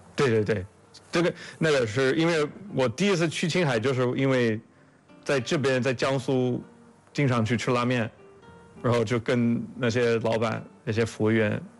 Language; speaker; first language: Chinese; non-native, fluent; English